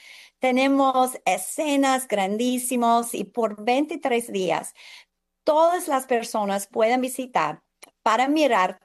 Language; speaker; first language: Spanish; non-native, fluent; English